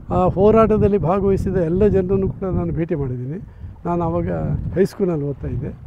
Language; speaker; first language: Kannada; non-native, local second language; Konkani